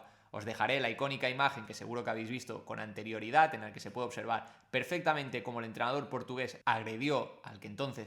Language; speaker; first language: Spanish; native; Spanish